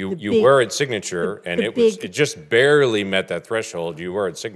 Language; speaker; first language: English; native; English